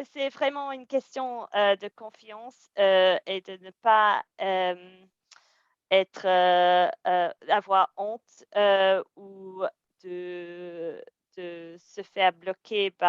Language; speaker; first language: French; non-native, fluent; English